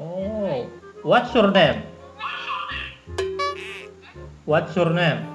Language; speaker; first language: English; non-native, learner; Indonesian